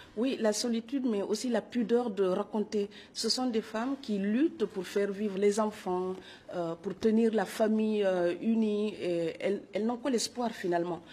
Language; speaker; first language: French; non-native, local second language; Serer